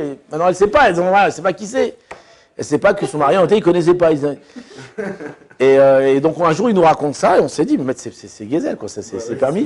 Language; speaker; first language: French; native; French